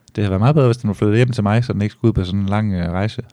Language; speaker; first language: Danish; native; Danish